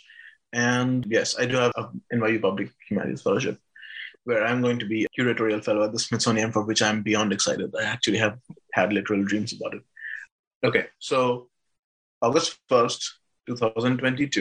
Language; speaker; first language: English; non-native, local second language; Bangla